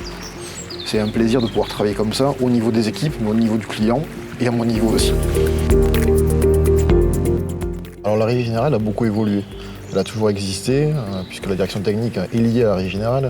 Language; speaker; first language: French; native; French